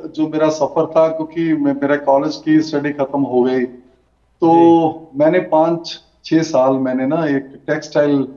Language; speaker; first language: Hindi; native; Hindi